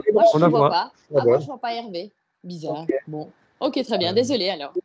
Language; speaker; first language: French; native; French